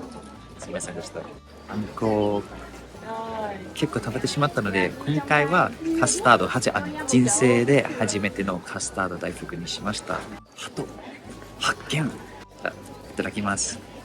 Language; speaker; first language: Japanese; non-native, fluent; English